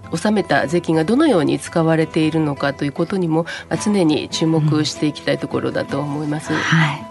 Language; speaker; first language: Japanese; native; Japanese